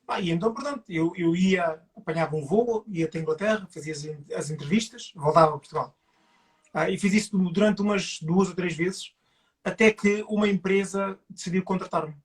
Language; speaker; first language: Portuguese; early bilingual, other home language; Upper Guinea Crioulo